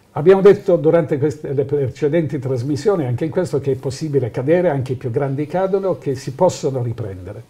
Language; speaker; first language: Italian; native; Italian